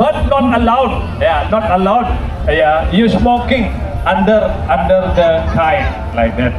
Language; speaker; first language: English; non-native, learner; Indonesian